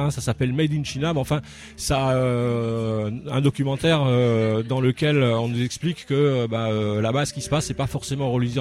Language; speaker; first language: French; native; French